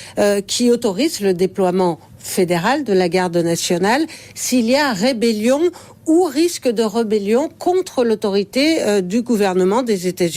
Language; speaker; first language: French; native; French